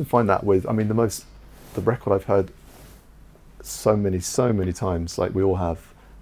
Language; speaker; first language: English; native; English